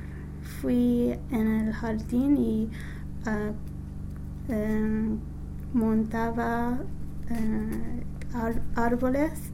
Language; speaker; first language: Spanish; non-native, learner; English